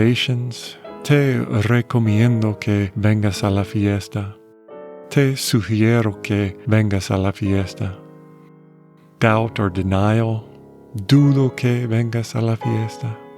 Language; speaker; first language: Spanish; non-native, fluent; English